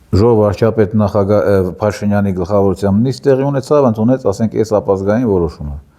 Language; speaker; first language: Armenian; native; Armenian